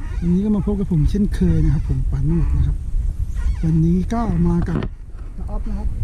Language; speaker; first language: Thai; non-native, local second language; Northeastern Thai